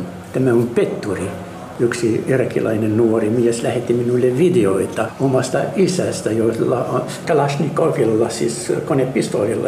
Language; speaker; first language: Finnish; non-native, fluent; Arabic